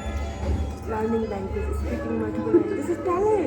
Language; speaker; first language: English; non-native, learner; Tibetan